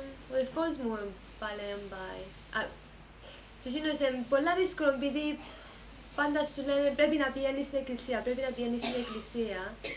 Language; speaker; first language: Greek; early bilingual, heritage; Greek